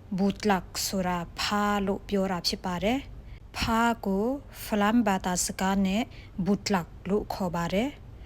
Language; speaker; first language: Burmese; non-native, local second language; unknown